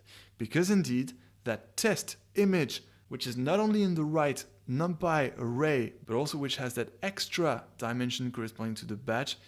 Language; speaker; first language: English; non-native, fluent; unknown